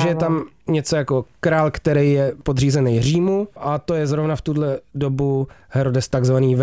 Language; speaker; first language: Czech; native; Czech